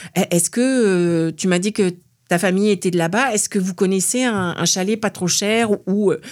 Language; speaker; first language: French; native; French